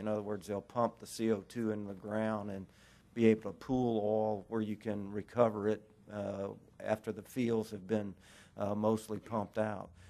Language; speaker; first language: English; native; English